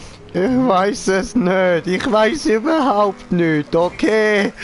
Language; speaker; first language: German; native; German